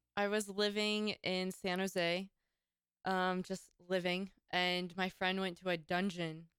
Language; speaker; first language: English; native; English